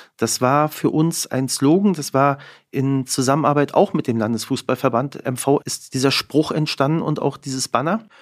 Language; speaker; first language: German; native; German